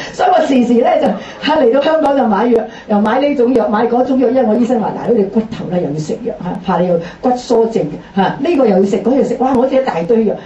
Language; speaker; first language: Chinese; non-native, local second language; Cantonese